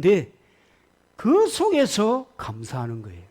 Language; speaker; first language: Korean; native; Korean